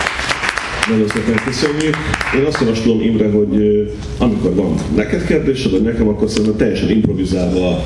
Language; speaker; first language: Hungarian; native; Hungarian